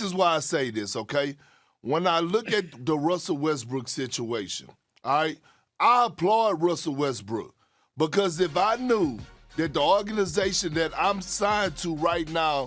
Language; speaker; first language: English; native; English